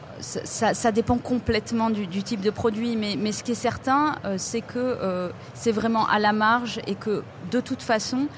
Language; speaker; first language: French; native; French